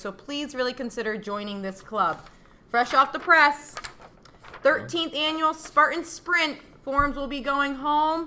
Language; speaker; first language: English; native; English